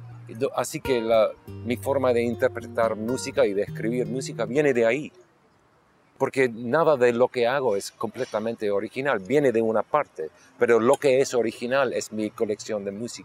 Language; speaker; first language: Spanish; non-native, local second language; English